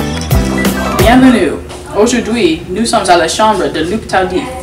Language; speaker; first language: French; non-native, learner; English